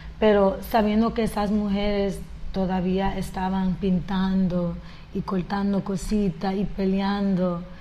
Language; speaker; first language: Spanish; early bilingual, heritage; Spanish